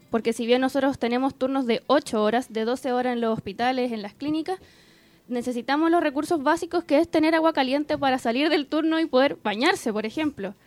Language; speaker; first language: Spanish; native; Spanish